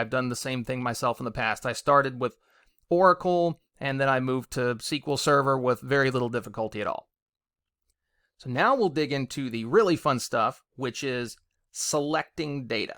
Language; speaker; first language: English; native; English